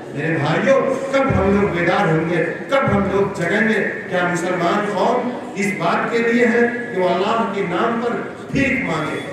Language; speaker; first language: Urdu; native; Urdu